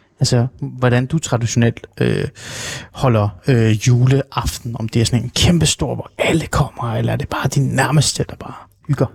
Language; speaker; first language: Danish; non-native, local second language; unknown